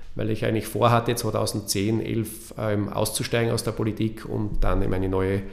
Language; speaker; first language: German; native; German